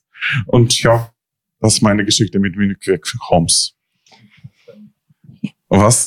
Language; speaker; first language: German; non-native, learner; Ukrainian